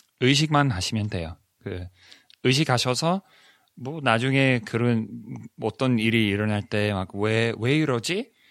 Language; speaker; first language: Korean; non-native, fluent; English